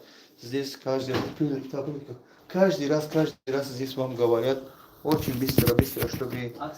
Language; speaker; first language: Russian; non-native, learner; Tajik